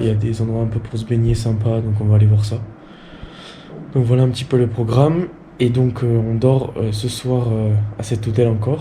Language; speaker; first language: French; native; French